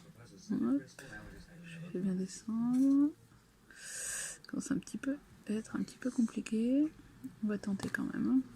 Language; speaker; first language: French; native; French